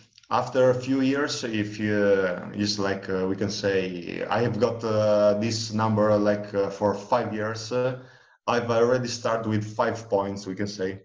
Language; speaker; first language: English; non-native, fluent; Italian